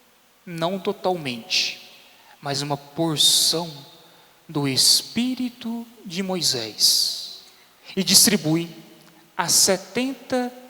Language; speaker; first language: Portuguese; native; Portuguese